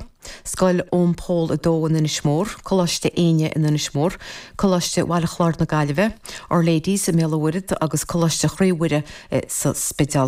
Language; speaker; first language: Irish; native; Irish